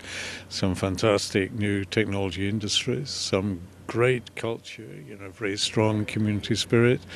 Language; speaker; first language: English; native; English